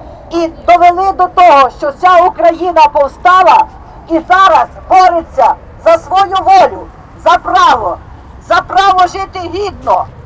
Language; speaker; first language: Ukrainian; native; Ukrainian